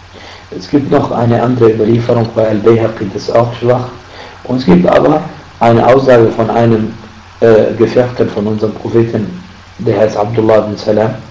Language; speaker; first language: German; non-native, fluent; Arabic